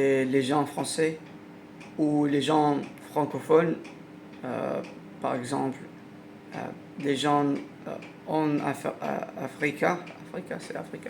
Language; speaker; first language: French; non-native, learner; Arabic